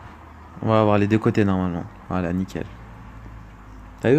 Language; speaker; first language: French; native; French